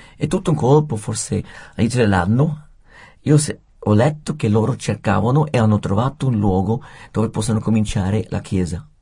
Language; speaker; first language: Italian; native; Italian